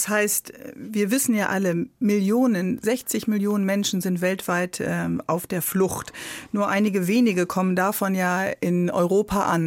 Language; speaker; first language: German; native; German